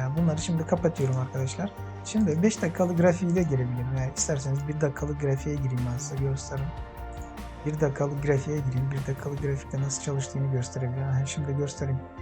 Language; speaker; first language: Turkish; non-native, fluent; Uzbek